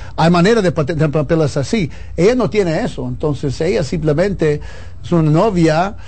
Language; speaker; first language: Spanish; early bilingual, heritage; Spanish